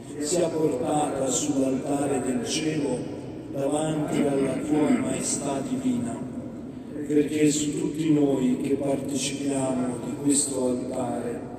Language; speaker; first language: Italian; non-native, fluent; Igbo